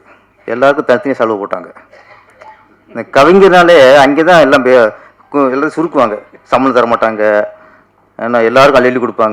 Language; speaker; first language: Tamil; native; Tamil